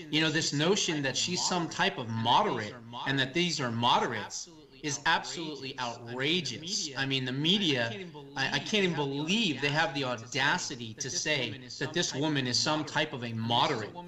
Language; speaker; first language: English; native; English